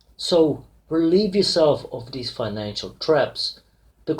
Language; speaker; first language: English; non-native, fluent; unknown